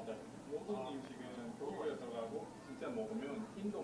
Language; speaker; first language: Korean; non-native, fluent; Uzbek